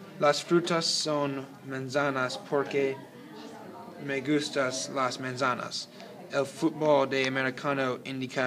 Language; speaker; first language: Spanish; non-native, learner; English